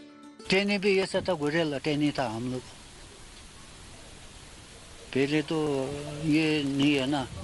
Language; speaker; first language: Hindi; non-native, learner; Tibetan